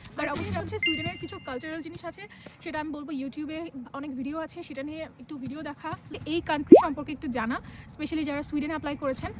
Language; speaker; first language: Bangla; native; Bangla